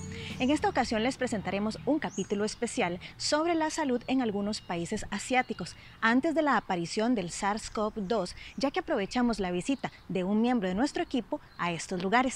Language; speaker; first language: Spanish; native; Spanish